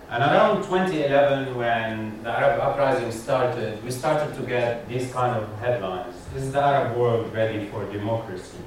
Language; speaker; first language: English; non-native, fluent; Arabic